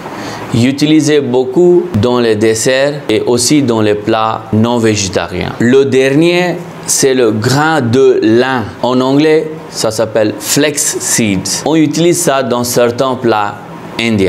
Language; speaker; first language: French; non-native, fluent; Hindi